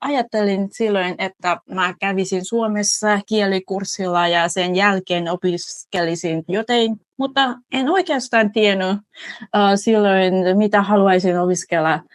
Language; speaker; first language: Finnish; non-native, fluent; Vietnamese